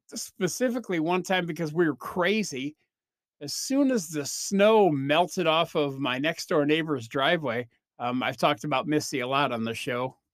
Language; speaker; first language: English; native; English